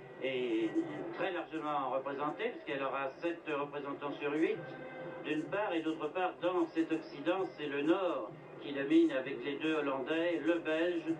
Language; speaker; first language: French; native; French